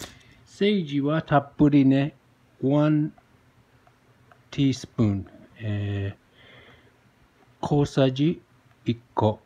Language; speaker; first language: Japanese; non-native, fluent; English